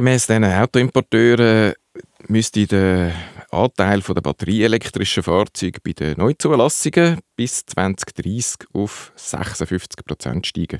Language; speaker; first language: German; native; German